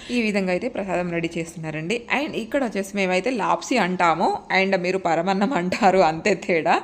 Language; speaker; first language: Telugu; non-native, local second language; Lambadi